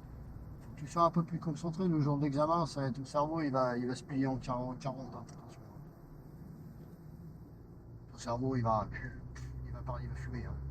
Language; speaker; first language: French; native; French